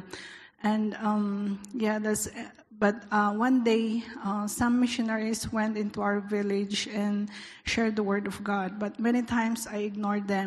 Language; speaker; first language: English; non-native, local second language; Iloko